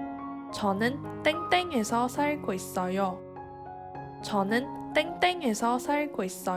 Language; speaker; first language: Korean; non-native, fluent; Chinese